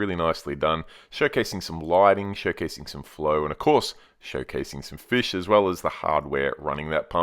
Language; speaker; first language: English; native; English